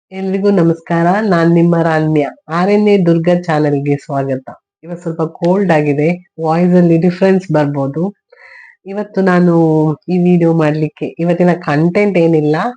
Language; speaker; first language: Kannada; non-native, local second language; Tulu